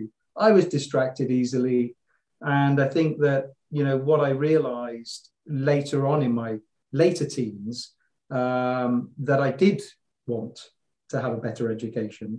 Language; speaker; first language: English; native; English